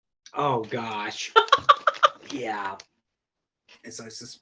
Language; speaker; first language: English; native; English